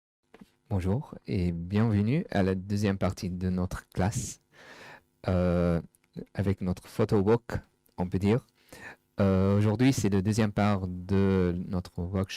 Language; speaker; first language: French; non-native, fluent; English